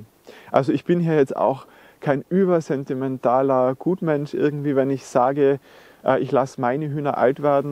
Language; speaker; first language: German; native; German